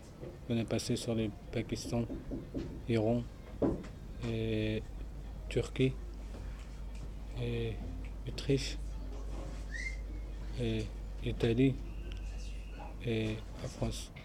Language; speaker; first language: French; non-native, learner; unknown